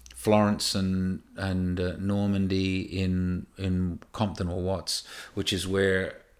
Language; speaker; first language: English; native; English